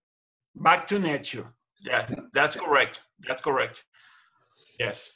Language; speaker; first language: English; non-native, learner; Spanish